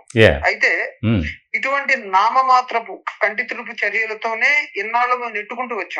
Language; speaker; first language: Telugu; native; Telugu